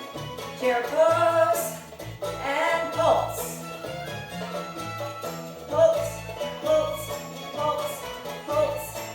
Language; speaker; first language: English; native; English